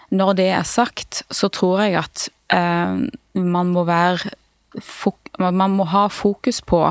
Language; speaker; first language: Norwegian; native; Norwegian